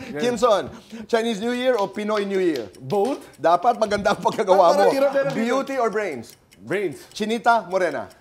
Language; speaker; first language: Filipino; non-native, local second language; Cebuano